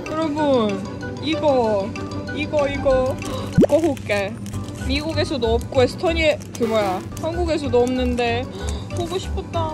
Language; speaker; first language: Korean; non-native, fluent; Estonian